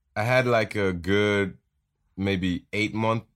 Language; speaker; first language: English; non-native, fluent; Dutch